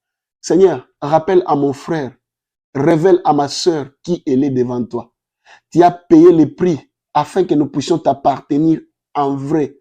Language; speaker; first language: French; non-native, local second language; Lingala